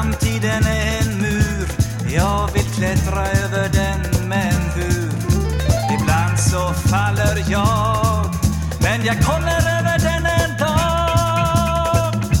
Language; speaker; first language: Swedish; native; Swedish